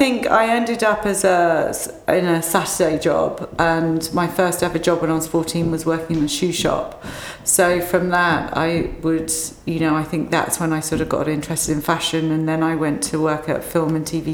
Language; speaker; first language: English; native; English